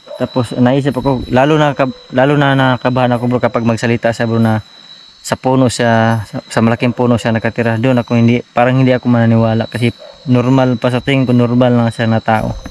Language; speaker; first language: Filipino; non-native, local second language; Cebuano